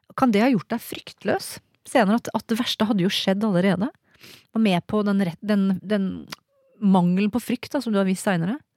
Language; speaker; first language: Norwegian; native; Norwegian